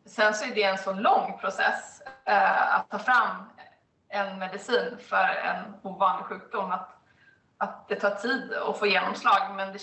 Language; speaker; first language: Swedish; native; Swedish